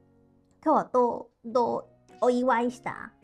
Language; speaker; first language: Japanese; non-native, fluent; Cantonese